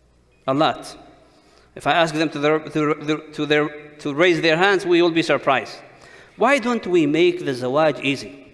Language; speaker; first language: English; non-native, fluent; Arabic